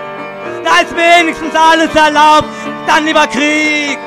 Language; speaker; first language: German; native; German